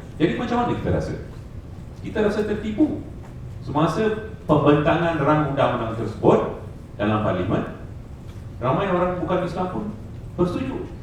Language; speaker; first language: Malay; non-native, local second language; Tamil